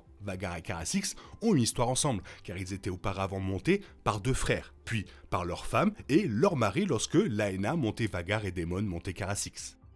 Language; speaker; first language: French; native; French